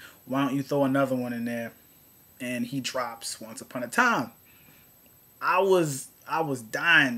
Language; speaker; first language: English; native; English